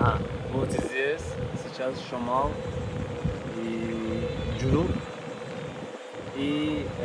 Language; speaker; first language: Russian; non-native, learner; Persian